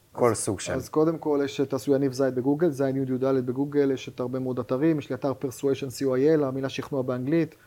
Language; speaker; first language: Hebrew; native; Hebrew